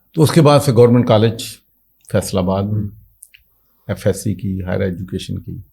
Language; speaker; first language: Urdu; non-native, local second language; Punjabi